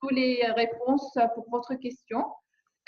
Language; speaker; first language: French; non-native, learner; English